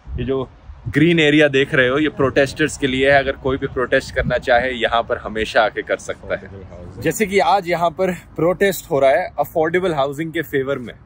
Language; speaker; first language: Hindi; native; Hindi